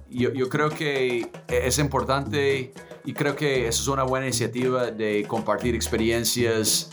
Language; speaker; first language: Spanish; non-native, fluent; English